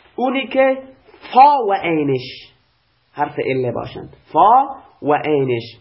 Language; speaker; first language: Persian; non-native, local second language; Baluchi